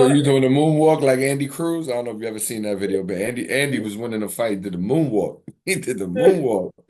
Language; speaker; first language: English; native; English